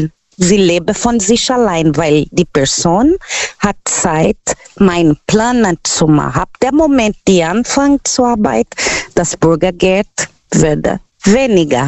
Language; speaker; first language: German; non-native, learner; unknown